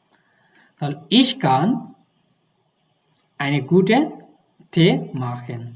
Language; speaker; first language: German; non-native, fluent; Bangla